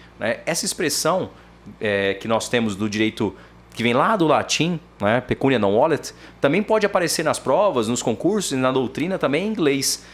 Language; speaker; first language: Portuguese; native; Portuguese